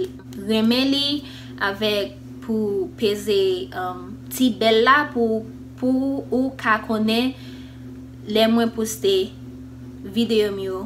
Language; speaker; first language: Haitian Creole; early bilingual, heritage; English